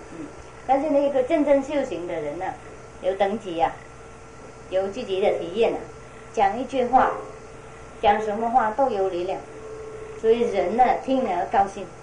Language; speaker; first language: Chinese; non-native, fluent; Vietnamese